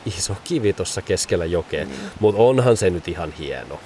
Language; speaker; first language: Finnish; native; Finnish